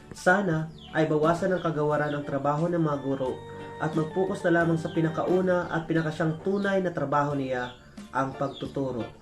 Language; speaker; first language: Filipino; non-native, local second language; Waray